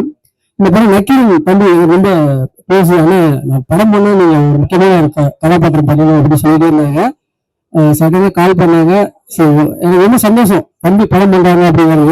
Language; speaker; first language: Tamil; native; Tamil